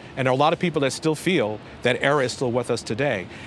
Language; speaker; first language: English; native; English